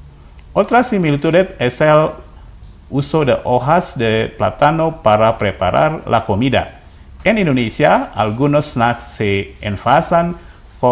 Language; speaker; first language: Spanish; non-native, fluent; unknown